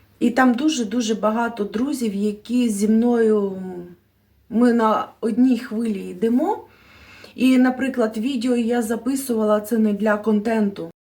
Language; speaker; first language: Ukrainian; non-native, local second language; Russian